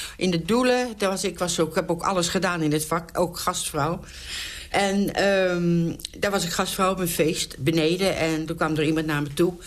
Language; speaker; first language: Dutch; native; Dutch